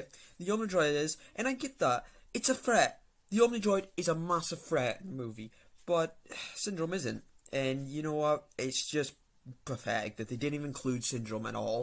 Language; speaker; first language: English; native; English